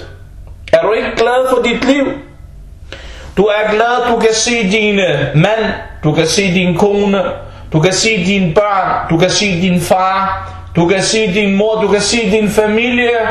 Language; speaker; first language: Danish; early bilingual, other home language; Arabic